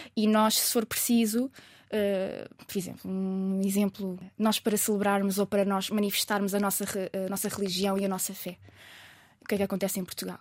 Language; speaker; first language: Portuguese; native; Portuguese